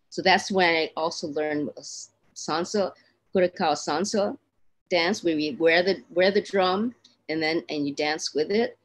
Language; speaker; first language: English; native; English